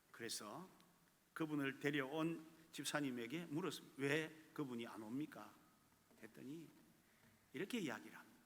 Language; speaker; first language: Korean; native; Korean